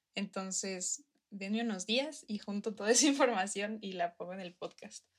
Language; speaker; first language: Spanish; native; Spanish